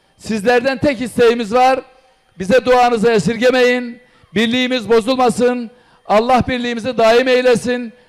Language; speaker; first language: Turkish; native; Turkish